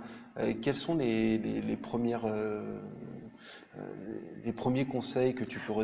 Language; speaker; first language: French; native; French